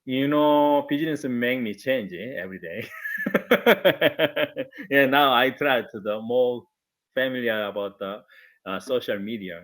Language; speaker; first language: English; non-native, learner; Korean